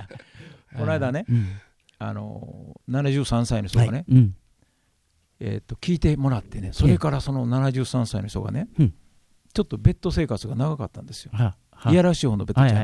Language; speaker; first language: Japanese; native; Japanese